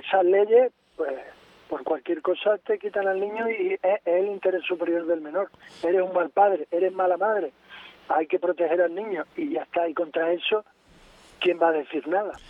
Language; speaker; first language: Spanish; native; Spanish